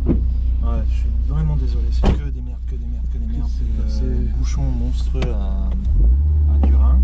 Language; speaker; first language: French; native; French